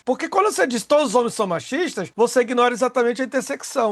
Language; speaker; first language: Portuguese; native; Portuguese